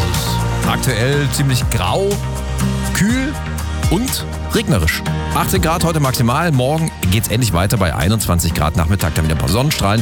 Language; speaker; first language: German; native; German